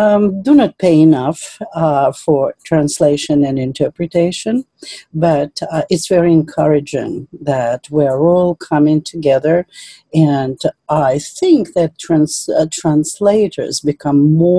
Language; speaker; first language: English; non-native, fluent; Russian